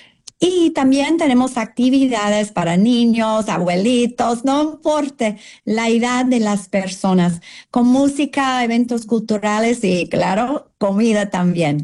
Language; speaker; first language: Spanish; non-native, fluent; English